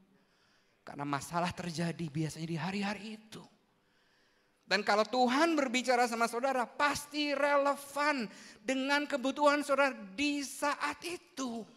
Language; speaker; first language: Indonesian; native; Indonesian